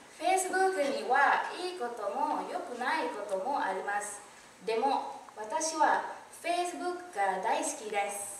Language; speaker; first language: Japanese; non-native, learner; English